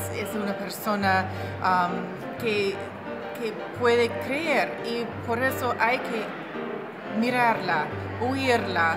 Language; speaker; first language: Spanish; non-native, fluent; English